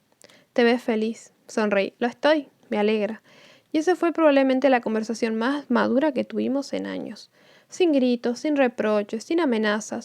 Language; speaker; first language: Spanish; native; Spanish